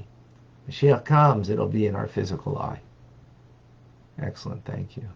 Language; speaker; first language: English; native; English